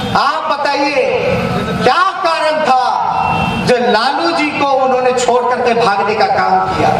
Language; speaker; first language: Hindi; native; Hindi